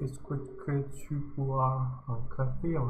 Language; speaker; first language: French; non-native, learner; English